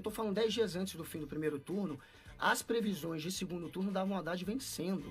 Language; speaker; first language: Portuguese; native; Portuguese